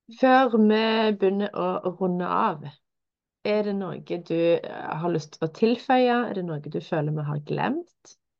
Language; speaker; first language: Norwegian; native; Norwegian